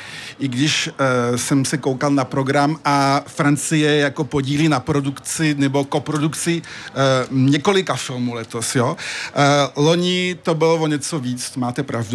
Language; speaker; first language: Czech; early bilingual, heritage; French